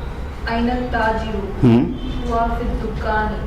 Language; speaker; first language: Arabic; non-native, learner; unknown